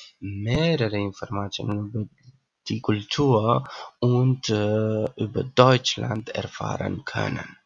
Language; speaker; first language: German; non-native, learner; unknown